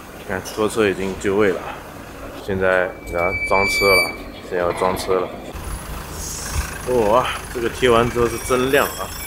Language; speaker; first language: Chinese; native; Chinese